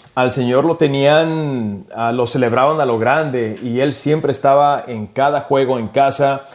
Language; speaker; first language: Spanish; early bilingual, heritage; Spanish